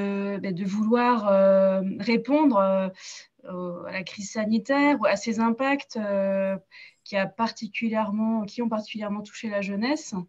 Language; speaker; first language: French; native; French